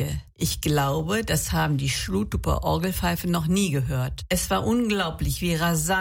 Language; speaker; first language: German; native; German